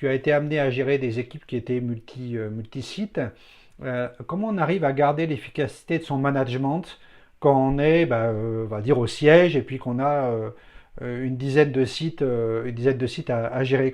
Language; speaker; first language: French; native; French